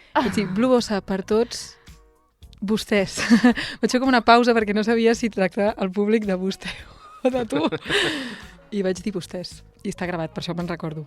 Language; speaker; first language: Catalan; native; Catalan